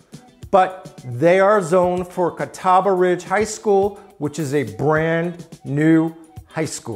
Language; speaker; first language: English; native; English